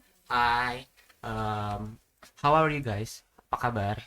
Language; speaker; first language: English; non-native, fluent; Indonesian